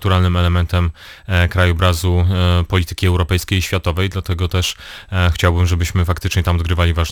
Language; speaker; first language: Polish; native; Polish